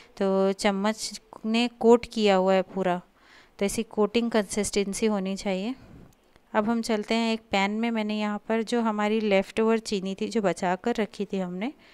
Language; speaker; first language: Hindi; native; Hindi